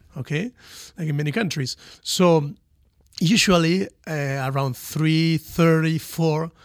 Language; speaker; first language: English; non-native, fluent; Spanish